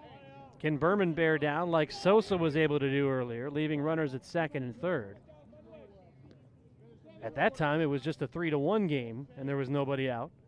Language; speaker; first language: English; native; English